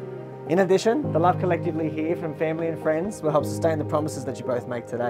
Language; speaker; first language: English; native; English